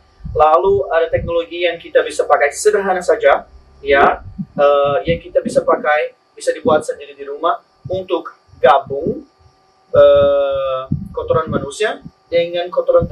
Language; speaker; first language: Indonesian; non-native, learner; Spanish